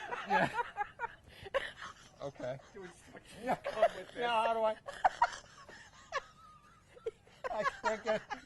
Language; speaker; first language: English; native; English